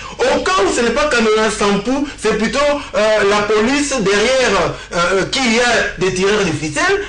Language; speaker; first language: French; non-native, local second language; Lingala